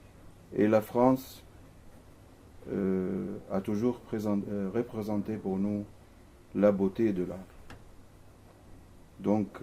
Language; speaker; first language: French; non-native, fluent; Arabic